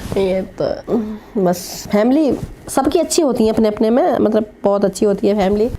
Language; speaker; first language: Hindi; native; Hindi